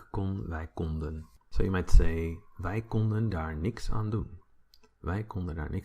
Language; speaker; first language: Dutch; non-native, fluent; English